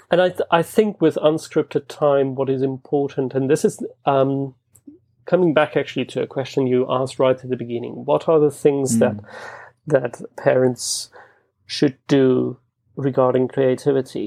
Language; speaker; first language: English; non-native, local second language; Afrikaans